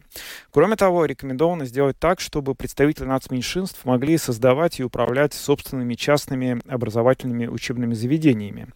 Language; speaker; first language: Russian; native; Russian